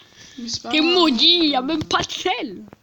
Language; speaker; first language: French; native; French